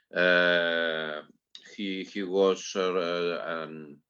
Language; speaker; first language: English; non-native, learner; Catalan